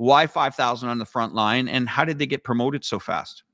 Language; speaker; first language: English; native; English